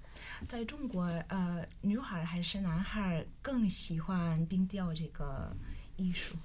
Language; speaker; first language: Chinese; non-native, fluent; Russian